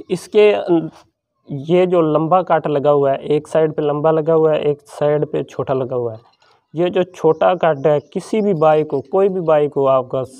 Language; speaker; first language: Urdu; non-native, local second language; Punjabi